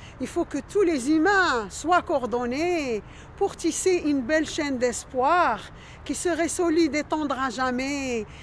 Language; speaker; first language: French; non-native, local second language; Arabic